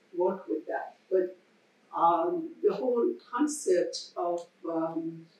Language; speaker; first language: English; non-native, fluent; Persian